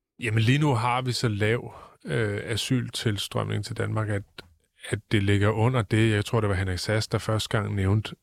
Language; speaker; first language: Danish; native; Danish